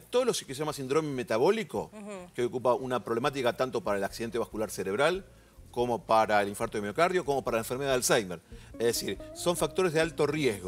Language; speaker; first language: Spanish; native; Spanish